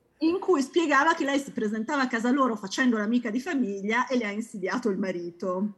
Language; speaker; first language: Italian; native; Italian